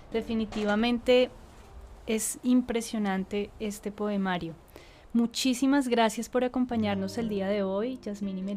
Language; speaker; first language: Spanish; native; Spanish